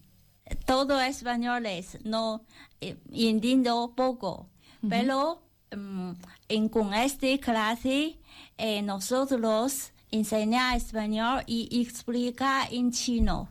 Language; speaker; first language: Spanish; non-native, learner; Chinese